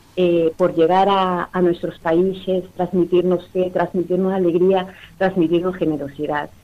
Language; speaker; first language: Spanish; native; Spanish